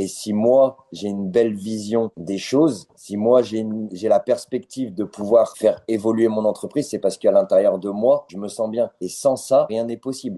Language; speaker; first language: French; native; French